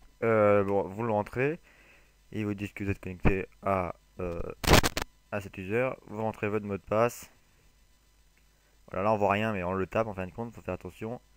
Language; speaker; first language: French; native; French